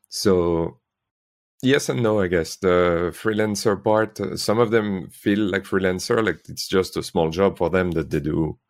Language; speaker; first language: English; non-native, fluent; French